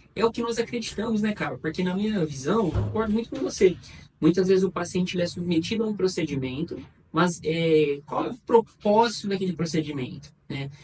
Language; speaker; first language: Portuguese; native; Portuguese